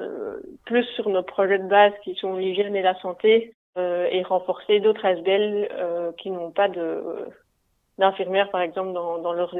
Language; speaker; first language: French; native; French